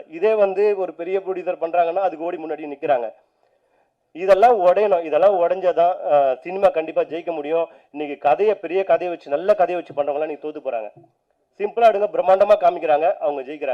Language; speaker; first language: Tamil; native; Tamil